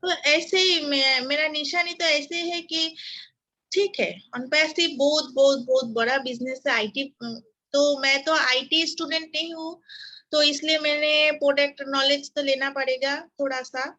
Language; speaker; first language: Hindi; non-native, local second language; Bangla